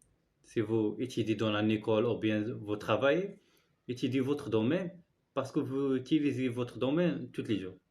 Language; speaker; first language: French; non-native, learner; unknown